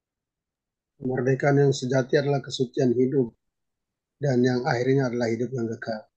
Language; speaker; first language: Indonesian; native; Indonesian